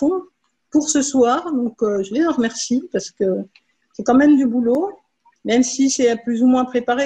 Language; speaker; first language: French; native; French